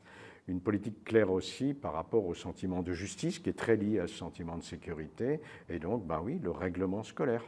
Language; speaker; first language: French; native; French